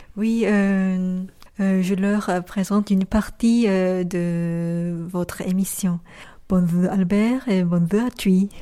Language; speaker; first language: French; non-native, fluent; Japanese